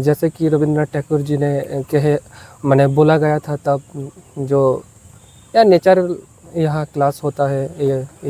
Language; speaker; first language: Hindi; non-native, local second language; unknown